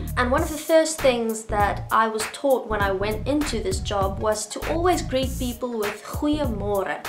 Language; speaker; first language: English; non-native, local second language; Afrikaans